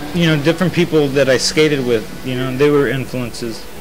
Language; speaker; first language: English; native; English